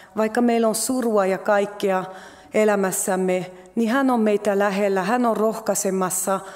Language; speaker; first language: Finnish; non-native, fluent; French